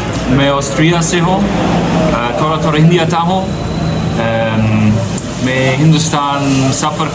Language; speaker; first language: Hindi; non-native, learner; German